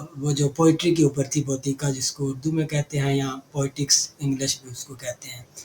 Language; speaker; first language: Urdu; non-native, local second language; Punjabi